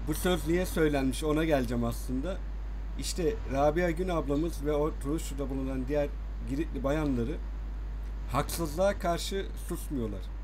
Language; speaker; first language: Turkish; native; Turkish